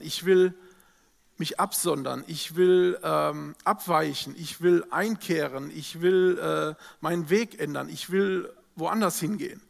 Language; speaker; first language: German; native; German